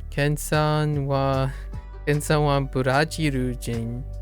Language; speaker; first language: Japanese; non-native, learner; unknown